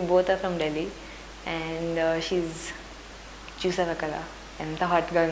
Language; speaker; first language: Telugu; non-native, learner; Hindi